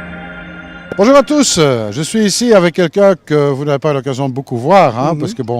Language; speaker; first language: French; native; French